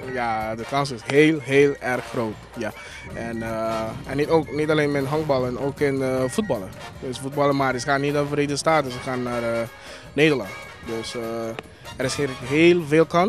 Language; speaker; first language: Dutch; non-native, local second language; Papiamento